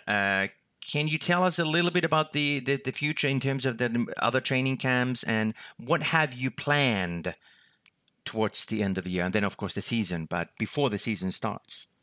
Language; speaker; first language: English; non-native, fluent; Finnish